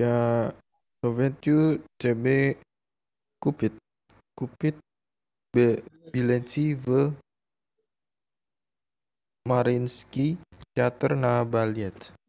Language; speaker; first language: Russian; non-native, learner; Indonesian